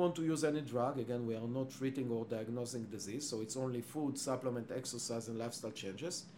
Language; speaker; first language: English; non-native, fluent; Hebrew